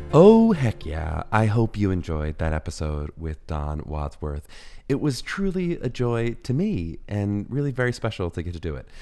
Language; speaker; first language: English; native; English